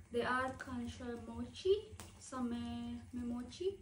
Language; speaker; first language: Norwegian; non-native, learner; Indonesian